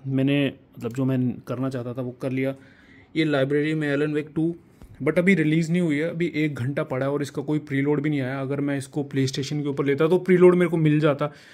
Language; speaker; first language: Hindi; non-native, local second language; Punjabi